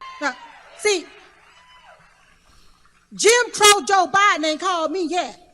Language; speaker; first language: English; native; English